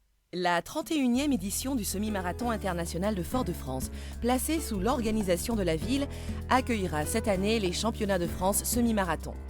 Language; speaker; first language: French; native; French